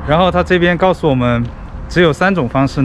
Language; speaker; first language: Chinese; native; Chinese